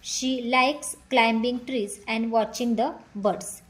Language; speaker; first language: English; non-native, local second language; Marathi